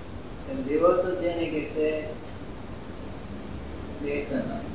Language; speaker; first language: Spanish; non-native, fluent; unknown